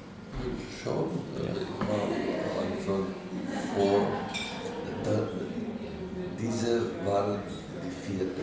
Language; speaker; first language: German; non-native, learner; Czech